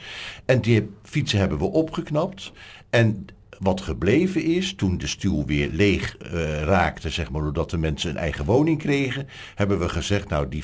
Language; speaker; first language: Dutch; native; Dutch